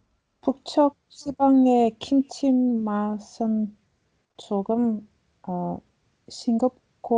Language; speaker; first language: Korean; non-native, learner; Latvian